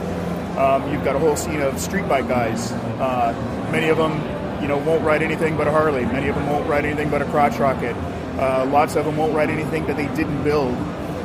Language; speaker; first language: English; native; English